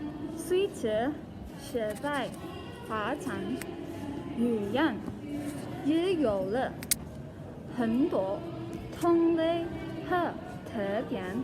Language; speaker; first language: Chinese; non-native, learner; Indonesian